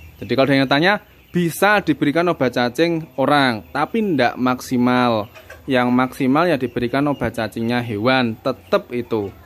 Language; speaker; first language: Indonesian; native; Indonesian